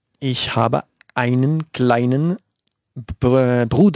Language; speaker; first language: German; non-native, learner; Spanish